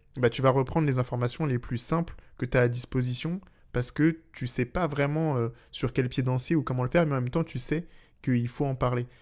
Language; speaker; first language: French; native; French